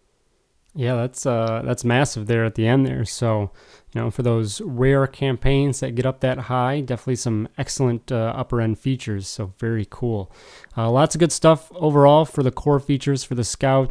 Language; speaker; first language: English; native; English